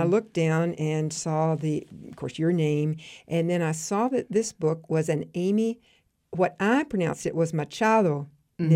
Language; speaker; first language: English; native; English